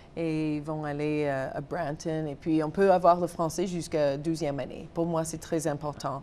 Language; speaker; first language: French; non-native, local second language; English